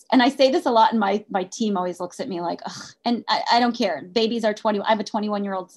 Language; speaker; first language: English; native; English